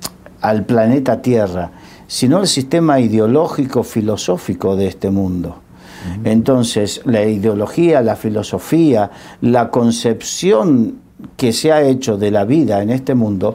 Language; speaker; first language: Spanish; native; Spanish